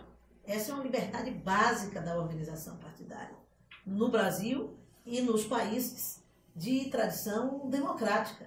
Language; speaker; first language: Portuguese; native; Portuguese